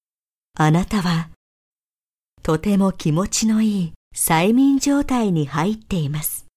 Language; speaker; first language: Japanese; native; Japanese